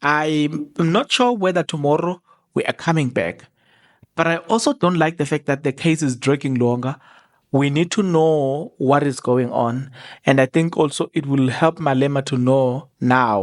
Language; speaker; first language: English; non-native, local second language; Zulu